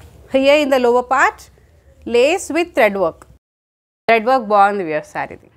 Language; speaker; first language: English; non-native, local second language; Telugu